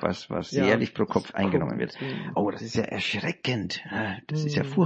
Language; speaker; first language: German; native; German